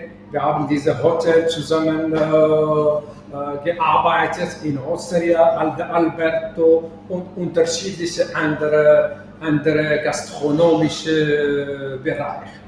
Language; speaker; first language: German; non-native, fluent; Arabic